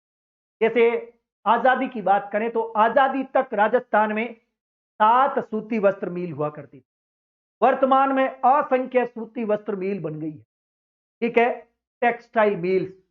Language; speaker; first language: Hindi; native; Hindi